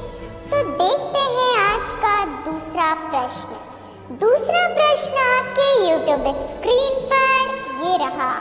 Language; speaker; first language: Hindi; native; Hindi